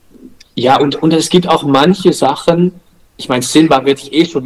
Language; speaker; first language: German; non-native, learner; Dutch